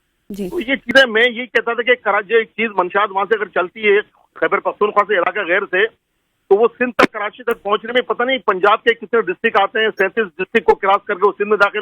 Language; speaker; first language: Urdu; native; Urdu